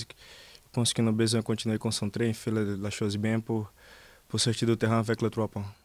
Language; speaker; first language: French; non-native, learner; Portuguese